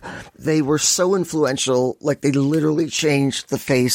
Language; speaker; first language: English; native; English